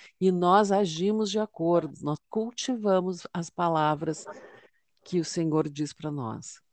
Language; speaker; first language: Portuguese; native; Portuguese